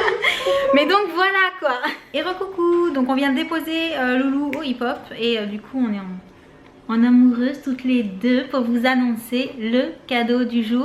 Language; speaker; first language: French; native; French